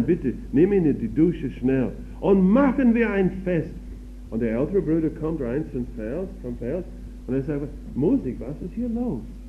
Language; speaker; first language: German; non-native, fluent; English